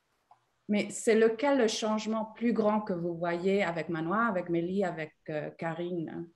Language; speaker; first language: French; non-native, fluent; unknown